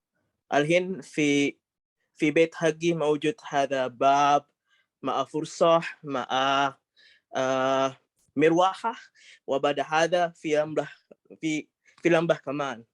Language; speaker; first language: Arabic; non-native, learner; Indonesian